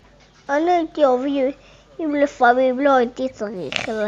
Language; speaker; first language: Hebrew; early bilingual, other home language; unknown